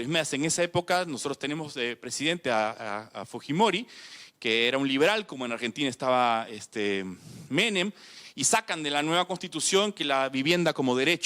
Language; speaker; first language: Spanish; native; Spanish